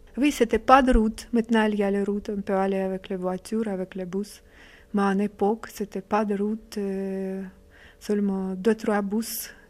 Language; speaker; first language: French; non-native, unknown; Russian